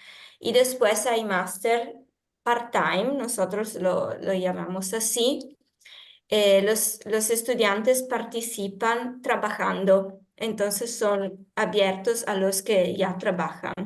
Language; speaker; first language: Spanish; non-native, fluent; Italian